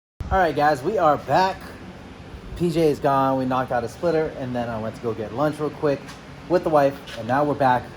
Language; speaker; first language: English; native; English